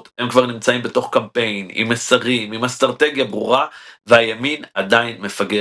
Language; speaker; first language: Hebrew; native; Hebrew